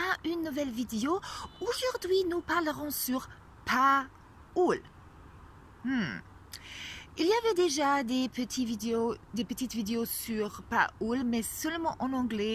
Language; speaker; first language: French; non-native, fluent; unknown